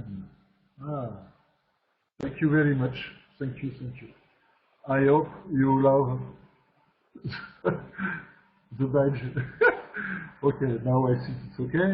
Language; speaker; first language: English; non-native, learner; French